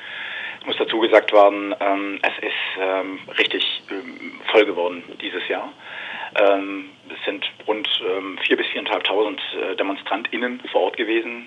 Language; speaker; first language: German; native; German